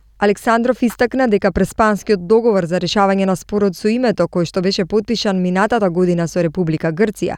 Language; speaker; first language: Macedonian; native; Macedonian